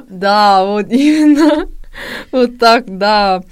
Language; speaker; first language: Russian; non-native, fluent; Korean